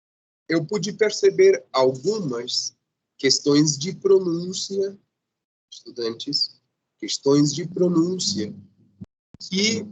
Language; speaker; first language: Portuguese; non-native, fluent; Spanish